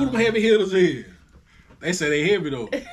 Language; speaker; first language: English; native; English